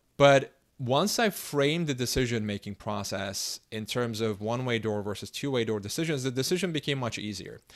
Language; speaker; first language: English; non-native, fluent; Turkish